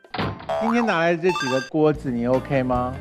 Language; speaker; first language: Chinese; native; Chinese